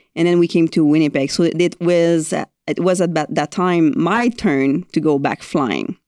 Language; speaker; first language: English; non-native, fluent; French